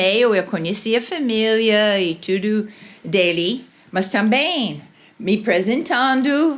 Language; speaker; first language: Portuguese; non-native, fluent; English